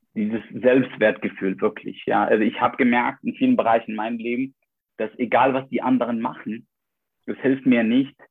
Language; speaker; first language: German; non-native, fluent; Arabic